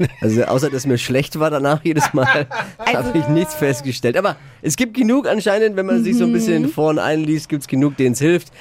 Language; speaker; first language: German; native; German